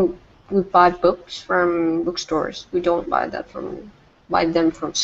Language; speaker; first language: English; non-native, fluent; Vietnamese